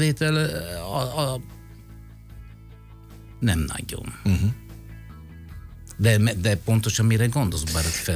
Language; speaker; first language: Hungarian; non-native, fluent; Italian